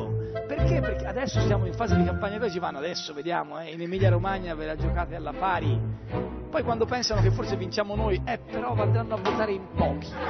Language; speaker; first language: Italian; native; Italian